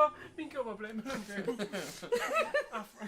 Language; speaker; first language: Welsh; native; Welsh